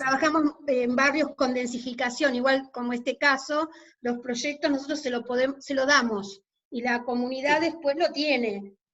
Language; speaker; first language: Spanish; native; Spanish